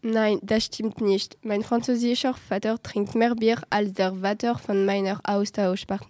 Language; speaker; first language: German; non-native, learner; French